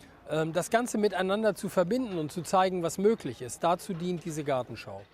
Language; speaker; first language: German; native; German